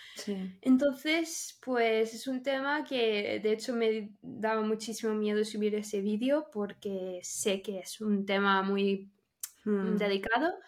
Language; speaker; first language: Spanish; non-native, fluent; English